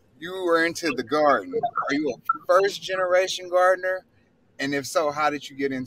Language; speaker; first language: English; native; English